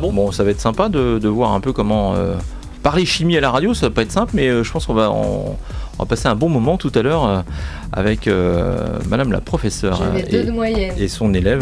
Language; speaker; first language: French; native; French